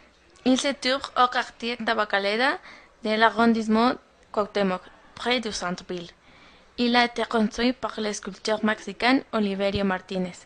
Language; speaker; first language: French; non-native, learner; Spanish